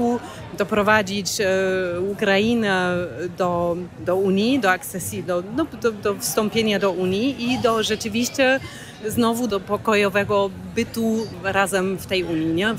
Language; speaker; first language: Polish; non-native, fluent; German